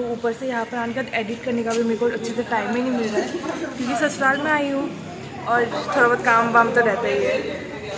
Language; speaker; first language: Hindi; native; Hindi